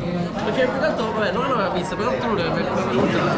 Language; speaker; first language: Italian; non-native, learner; Filipino